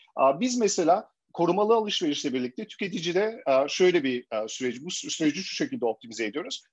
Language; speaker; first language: Turkish; early bilingual, heritage; Turkish